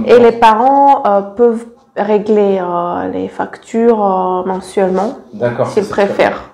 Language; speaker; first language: French; non-native, fluent; Serbian